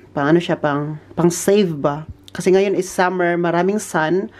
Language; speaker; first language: Filipino; native; Filipino